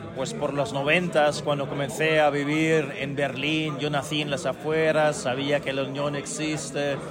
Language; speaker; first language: Spanish; non-native, fluent; German